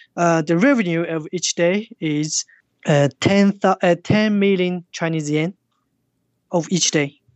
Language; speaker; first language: English; non-native, fluent; Chinese